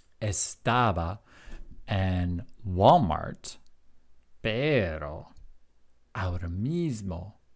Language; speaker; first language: Spanish; non-native, fluent; English